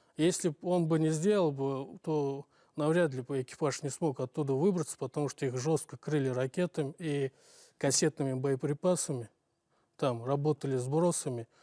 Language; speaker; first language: Russian; native; Russian